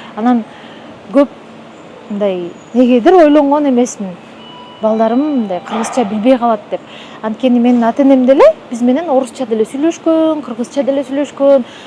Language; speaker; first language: Kyrgyz; native; Kyrgyz